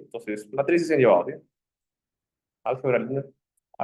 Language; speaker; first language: Spanish; native; Spanish